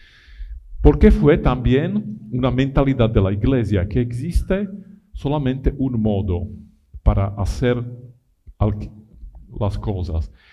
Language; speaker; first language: Spanish; non-native, fluent; Italian